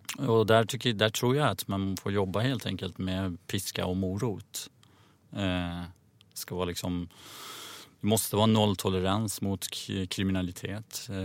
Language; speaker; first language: Swedish; early bilingual, other home language; Persian